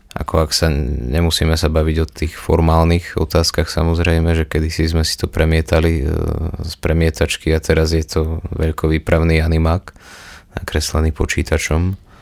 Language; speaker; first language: Slovak; native; Slovak